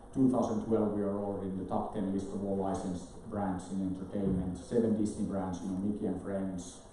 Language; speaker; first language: English; non-native, fluent; Finnish